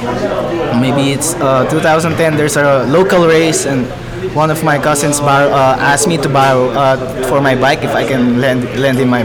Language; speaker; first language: English; non-native, local second language; Pampanga